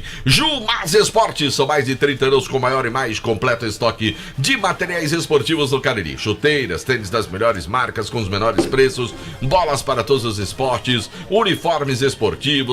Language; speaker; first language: Portuguese; native; Portuguese